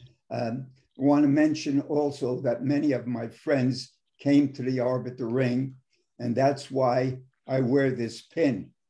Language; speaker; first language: English; native; English